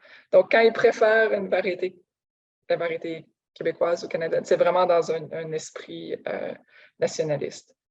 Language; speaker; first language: French; native; French